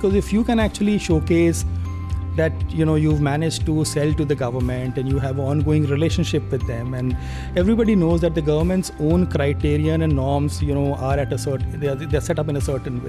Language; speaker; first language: English; non-native, local second language; Hindi